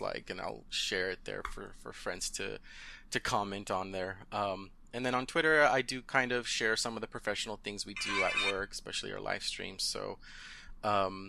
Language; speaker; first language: English; early bilingual, other home language; Spanish